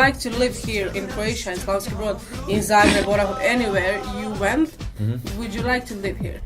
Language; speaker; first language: English; non-native, fluent; Croatian